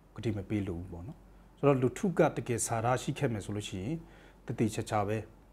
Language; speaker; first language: Burmese; non-native, local second language; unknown